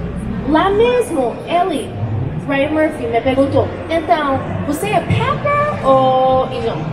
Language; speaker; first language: Portuguese; non-native, learner; English